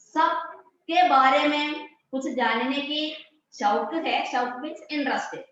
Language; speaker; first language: Hindi; non-native, local second language; Malayalam